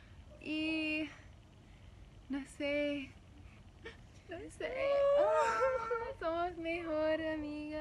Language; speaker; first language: Spanish; non-native, learner; English